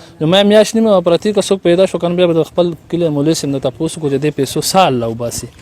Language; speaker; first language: Pashto; native; Pashto